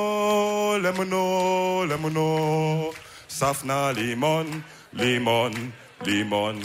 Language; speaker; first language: German; early bilingual, other home language; Wolof